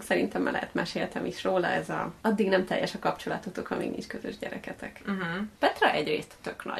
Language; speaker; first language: Hungarian; native; Hungarian